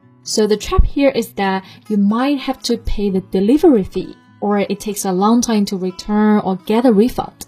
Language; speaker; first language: English; non-native, fluent; Chinese